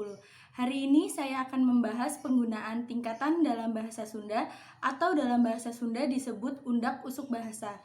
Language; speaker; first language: Indonesian; non-native, local second language; Javanese